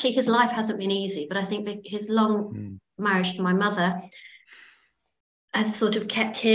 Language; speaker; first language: English; native; English